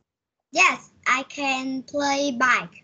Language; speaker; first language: English; non-native, learner; Vietnamese